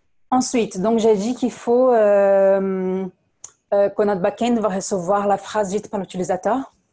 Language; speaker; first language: French; non-native, fluent; Portuguese